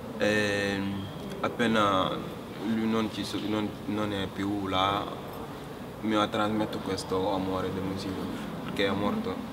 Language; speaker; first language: Italian; non-native, learner; Wolof